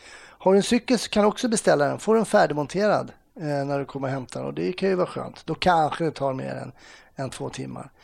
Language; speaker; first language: Swedish; native; Swedish